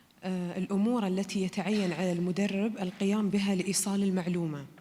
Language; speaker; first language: Arabic; native; Arabic